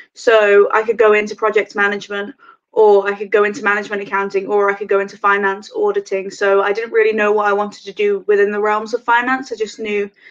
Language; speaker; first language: English; native; English